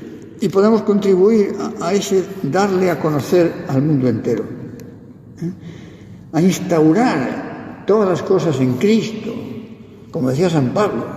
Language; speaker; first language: Spanish; native; Spanish